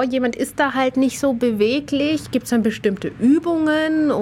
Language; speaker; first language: German; native; German